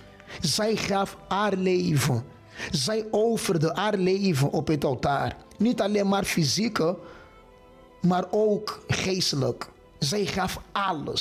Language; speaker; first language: Dutch; non-native, fluent; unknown